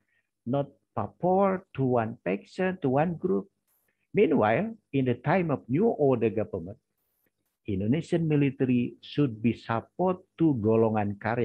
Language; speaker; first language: English; non-native, learner; Indonesian